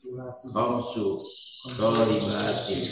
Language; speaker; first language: Arabic; non-native, learner; Indonesian